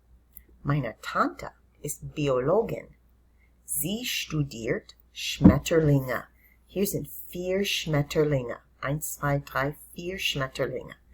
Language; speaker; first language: German; non-native, fluent; English